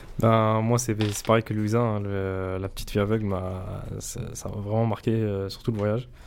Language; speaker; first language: French; native; French